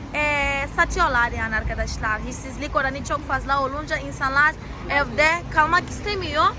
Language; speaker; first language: Turkish; non-native, fluent; Portuguese